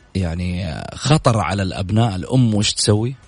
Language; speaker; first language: Arabic; native; Arabic